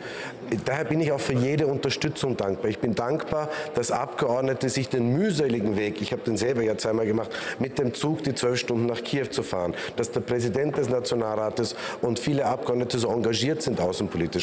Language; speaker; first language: German; native; German